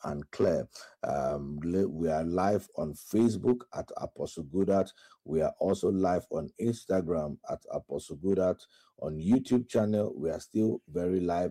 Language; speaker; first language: English; non-native, local second language; Yoruba